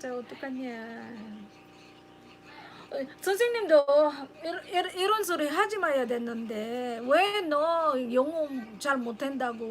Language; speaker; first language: Korean; non-native, learner; Filipino